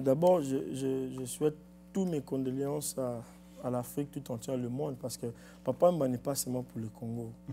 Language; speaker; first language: French; non-native, local second language; Lingala